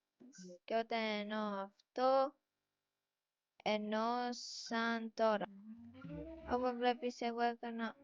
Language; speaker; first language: Greek; early bilingual, heritage; Greek